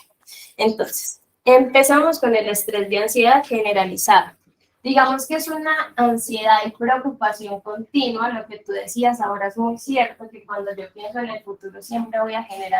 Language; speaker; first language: Spanish; native; Spanish